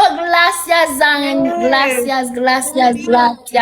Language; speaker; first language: Spanish; non-native, learner; Haitian Creole